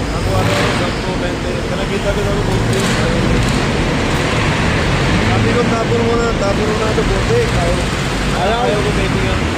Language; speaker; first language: Filipino; non-native, learner; Punjabi